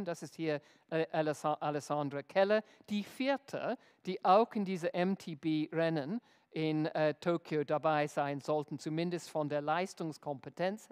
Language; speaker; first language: German; non-native, fluent; English